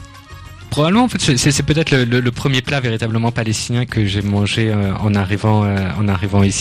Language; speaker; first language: French; native; French